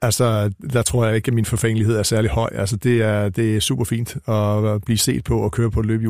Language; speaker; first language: Danish; native; Danish